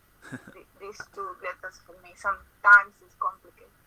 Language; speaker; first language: English; non-native, learner; Spanish